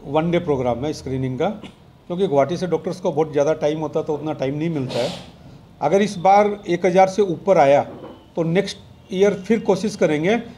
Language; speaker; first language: Hindi; non-native, local second language; Marwari